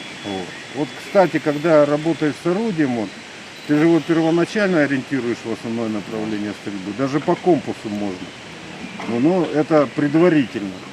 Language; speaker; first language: Russian; native; Russian